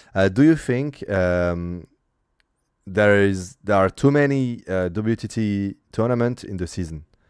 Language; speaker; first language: English; non-native, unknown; French